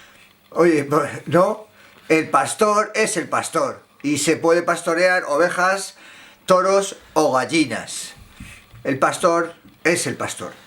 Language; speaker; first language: Spanish; native; Spanish